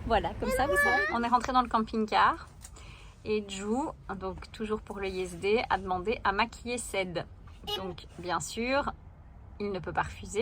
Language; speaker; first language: French; native; French